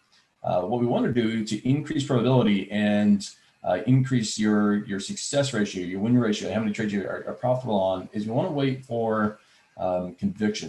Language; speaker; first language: English; native; English